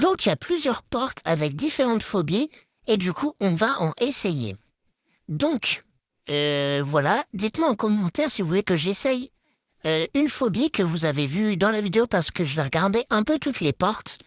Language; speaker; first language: French; native; French